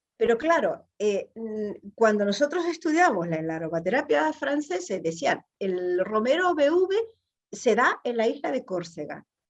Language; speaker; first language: Spanish; native; Spanish